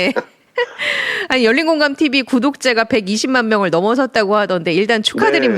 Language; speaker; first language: Korean; native; Korean